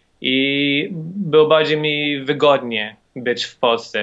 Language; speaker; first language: Polish; non-native, learner; English